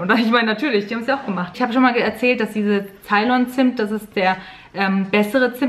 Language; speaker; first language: German; native; German